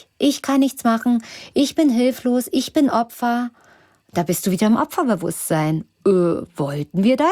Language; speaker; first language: German; native; German